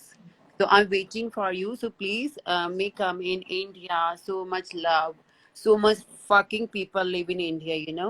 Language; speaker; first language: English; non-native, learner; Hindi